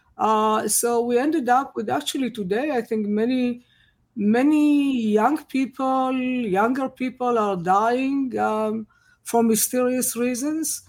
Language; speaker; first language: English; non-native, fluent; Hebrew